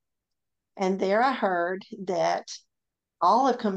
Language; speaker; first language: English; native; English